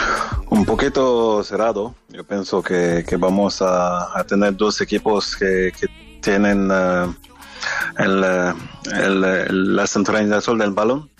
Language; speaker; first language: Spanish; non-native, fluent; French